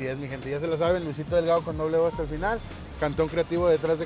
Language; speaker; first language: Spanish; native; Spanish